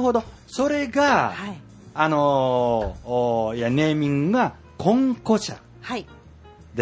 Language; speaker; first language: Japanese; native; Japanese